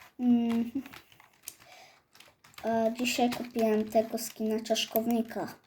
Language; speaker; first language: Polish; native; Polish